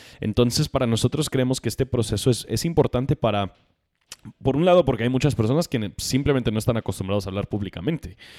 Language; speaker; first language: Spanish; non-native, fluent; English